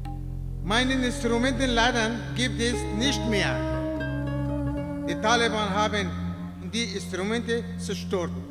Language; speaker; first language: German; non-native, learner; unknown